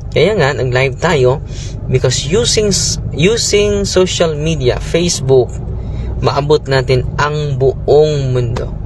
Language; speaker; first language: Filipino; non-native, local second language; Cebuano